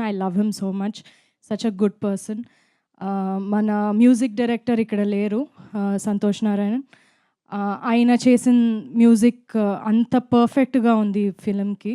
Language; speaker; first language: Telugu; non-native, fluent; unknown